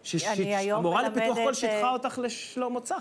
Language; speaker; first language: Hebrew; native; Hebrew